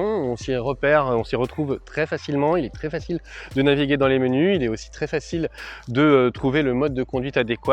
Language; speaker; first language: French; native; French